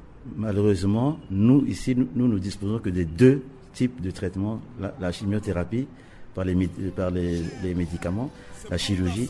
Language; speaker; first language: French; non-native, local second language; Sango